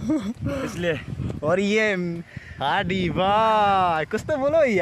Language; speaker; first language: Hindi; non-native, local second language; Assamese